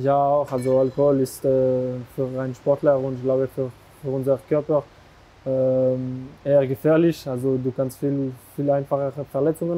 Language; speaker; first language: German; non-native, local second language; French